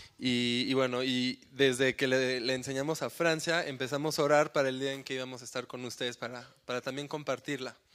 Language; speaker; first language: Spanish; early bilingual, heritage; Spanish